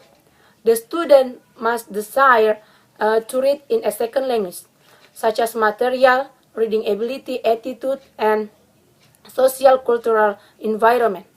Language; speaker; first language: English; non-native, learner; Indonesian